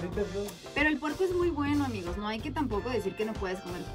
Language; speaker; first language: Spanish; native; Spanish